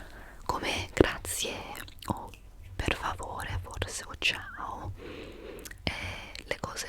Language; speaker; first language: Italian; non-native, fluent; English